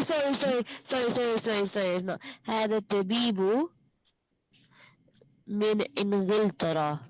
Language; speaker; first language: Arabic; non-native, learner; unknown